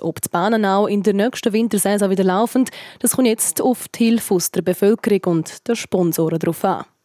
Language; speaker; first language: German; native; German